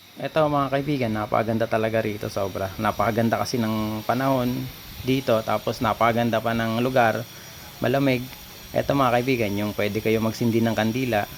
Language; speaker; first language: Filipino; non-native, local second language; Bikol